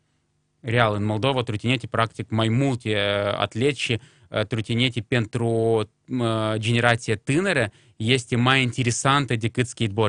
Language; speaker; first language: Romanian; non-native, local second language; Russian